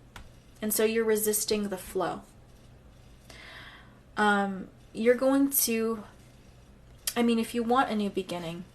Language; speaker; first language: English; native; English